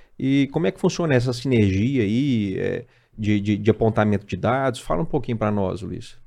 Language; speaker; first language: Portuguese; native; Portuguese